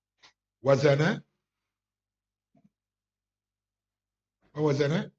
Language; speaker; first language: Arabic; non-native, fluent; Indonesian